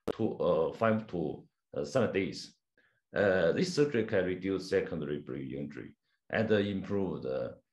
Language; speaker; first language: English; non-native, learner; Chinese